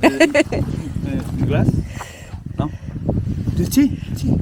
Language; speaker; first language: French; non-native, learner; Polish